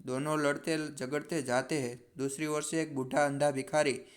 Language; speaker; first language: Hindi; non-native, local second language; Gujarati